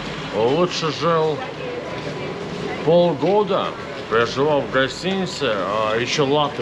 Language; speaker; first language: Russian; native; Russian